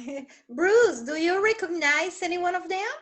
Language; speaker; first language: English; non-native, fluent; Spanish